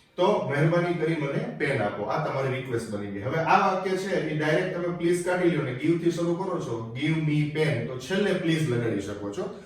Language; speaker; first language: Gujarati; native; Gujarati